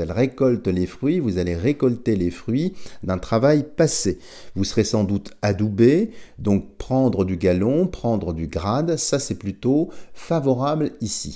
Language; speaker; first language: French; native; French